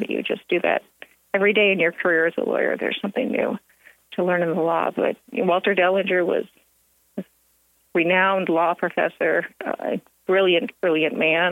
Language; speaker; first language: English; native; English